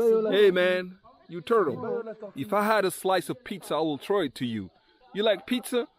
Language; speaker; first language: English; non-native, fluent; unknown